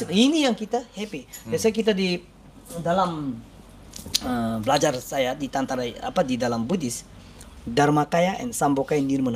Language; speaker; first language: Indonesian; non-native, learner; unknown